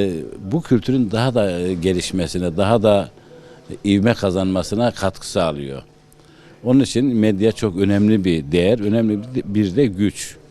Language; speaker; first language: Turkish; native; Turkish